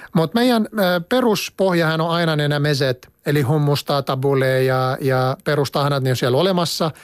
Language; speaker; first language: Finnish; non-native, fluent; Arabic